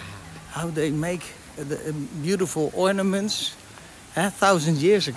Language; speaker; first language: English; non-native, learner; Dutch